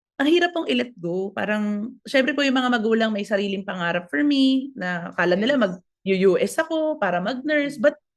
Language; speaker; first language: Filipino; native; Filipino